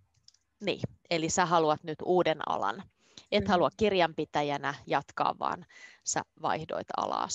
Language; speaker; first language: Finnish; native; Finnish